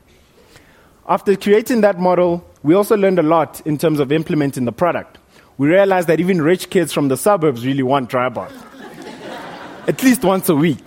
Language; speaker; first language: English; non-native, local second language; Northern Sotho